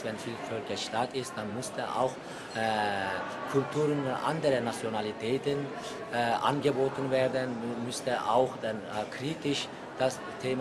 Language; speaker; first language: German; non-native, fluent; Uyghur